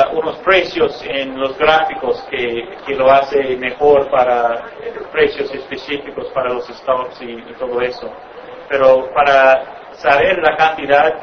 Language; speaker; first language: Spanish; non-native, fluent; English